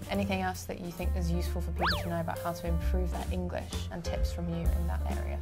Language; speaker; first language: English; native; English